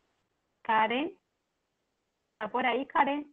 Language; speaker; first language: Spanish; native; Spanish